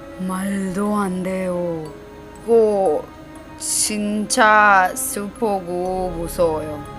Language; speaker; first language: Korean; non-native, learner; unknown